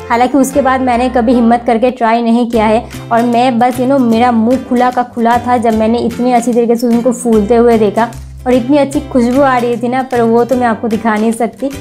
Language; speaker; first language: Hindi; non-native, local second language; Bangla